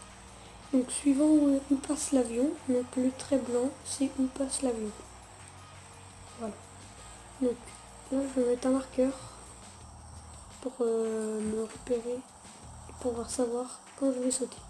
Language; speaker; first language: French; native; French